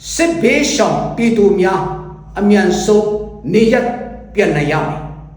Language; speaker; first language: Burmese; non-native, local second language; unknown